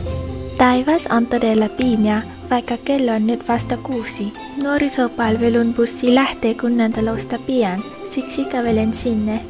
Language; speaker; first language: Finnish; non-native, learner; Vietnamese